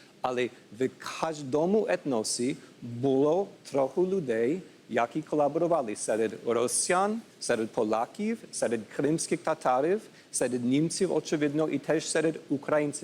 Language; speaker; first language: Ukrainian; non-native, learner; English